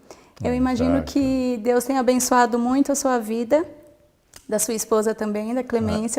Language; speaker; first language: Portuguese; native; Portuguese